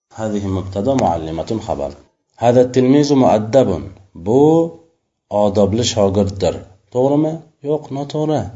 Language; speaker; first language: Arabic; non-native, fluent; Uzbek